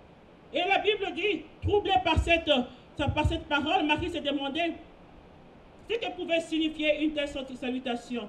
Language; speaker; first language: French; non-native, local second language; Lingala